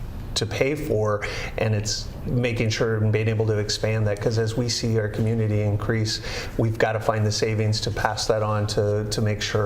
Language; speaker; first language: English; native; English